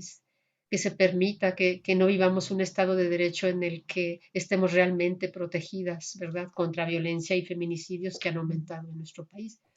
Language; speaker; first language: Spanish; native; Spanish